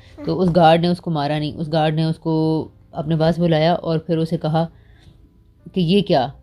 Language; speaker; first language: Urdu; native; Urdu